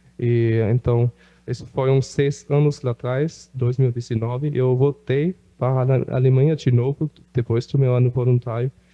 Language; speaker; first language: Portuguese; non-native, local second language; German